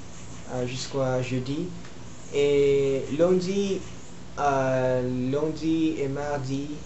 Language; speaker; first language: French; non-native, learner; Filipino